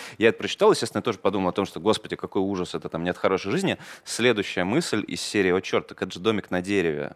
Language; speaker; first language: Russian; native; Russian